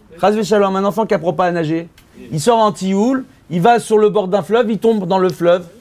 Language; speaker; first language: French; native; French